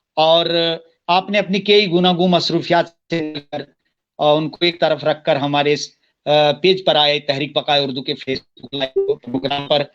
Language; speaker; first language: Urdu; non-native, local second language; Kashmiri